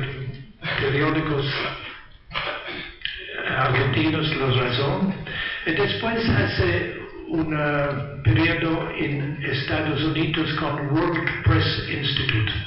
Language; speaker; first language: Spanish; non-native, learner; Italian